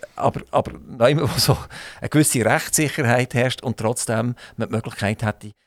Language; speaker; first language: German; native; German